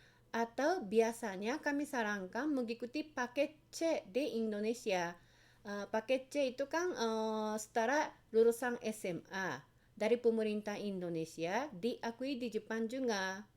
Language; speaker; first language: Indonesian; non-native, fluent; Japanese